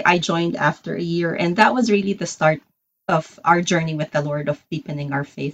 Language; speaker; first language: English; non-native, local second language; Filipino